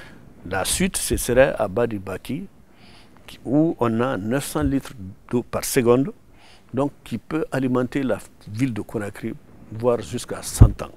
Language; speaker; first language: French; non-native, local second language; Susu